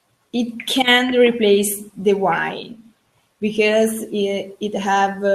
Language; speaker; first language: English; non-native, learner; Italian